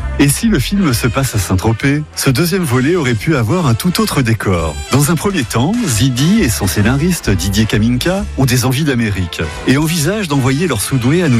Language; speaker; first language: French; native; French